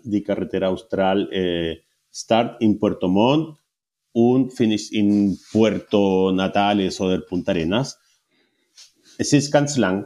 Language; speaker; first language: German; non-native, learner; Spanish